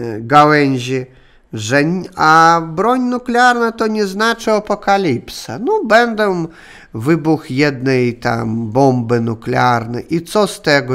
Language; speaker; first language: Polish; non-native, learner; Russian